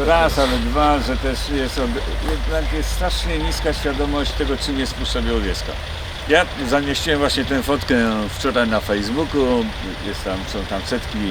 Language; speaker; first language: Polish; native; Polish